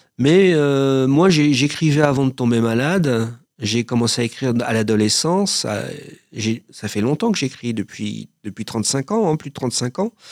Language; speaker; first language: French; native; French